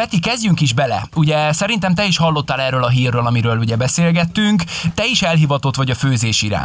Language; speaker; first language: Hungarian; native; Hungarian